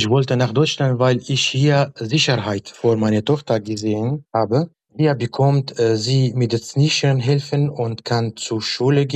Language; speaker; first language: German; non-native, learner; Arabic